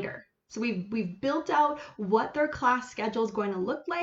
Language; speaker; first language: English; native; English